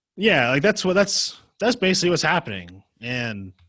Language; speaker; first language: English; native; English